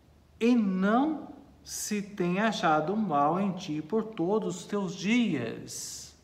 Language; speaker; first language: Portuguese; native; Portuguese